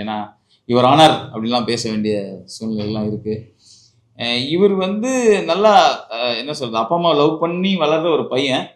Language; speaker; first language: Tamil; native; Tamil